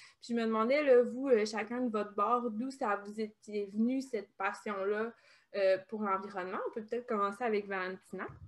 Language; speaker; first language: French; native; French